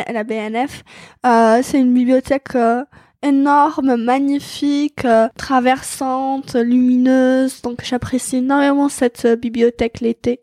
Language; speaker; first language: French; non-native, local second language; Arabic